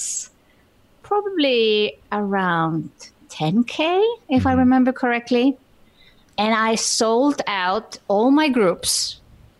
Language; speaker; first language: English; non-native, fluent; Icelandic